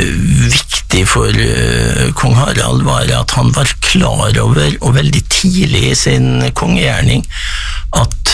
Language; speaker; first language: Norwegian; native; Norwegian